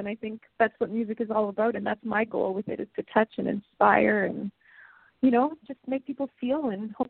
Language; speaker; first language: English; native; English